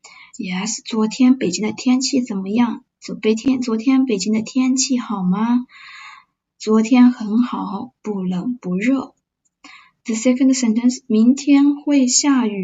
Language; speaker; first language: Chinese; non-native, fluent; English